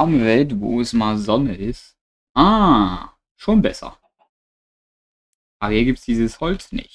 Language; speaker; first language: German; native; German